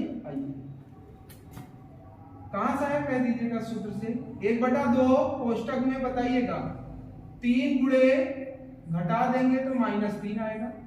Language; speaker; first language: Hindi; native; Hindi